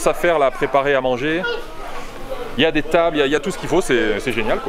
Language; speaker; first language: French; native; French